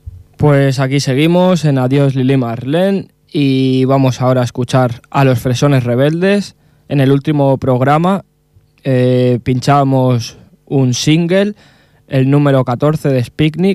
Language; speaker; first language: Spanish; native; Spanish